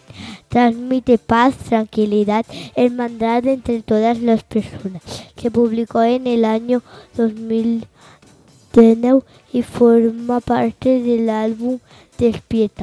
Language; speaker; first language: Spanish; non-native, local second language; Catalan